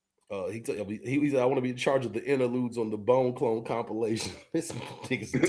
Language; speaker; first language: English; native; English